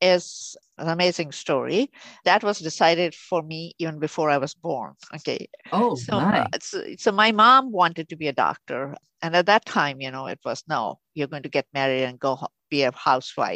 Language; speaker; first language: English; non-native, local second language; Urdu